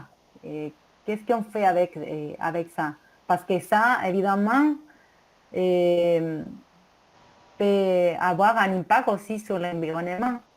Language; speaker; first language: French; non-native, learner; Spanish